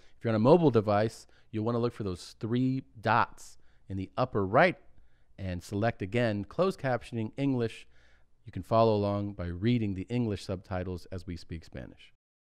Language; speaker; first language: English; native; English